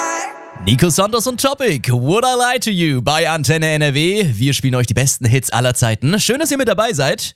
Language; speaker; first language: German; native; German